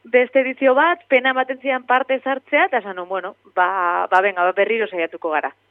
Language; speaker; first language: Basque; native; Basque